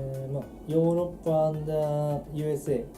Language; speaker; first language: English; non-native, learner; Japanese